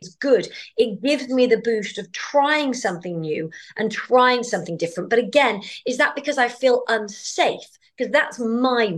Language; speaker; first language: English; native; English